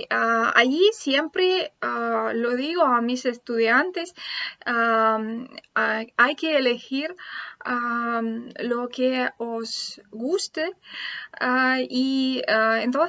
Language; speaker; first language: Spanish; non-native, fluent; Russian